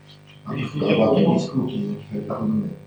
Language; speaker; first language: French; native; French